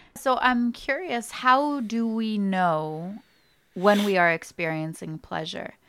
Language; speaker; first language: English; early bilingual, other home language; Ukrainian